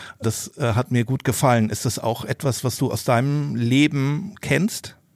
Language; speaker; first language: German; native; German